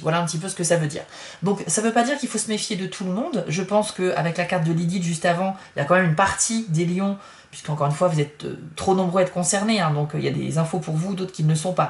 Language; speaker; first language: French; native; French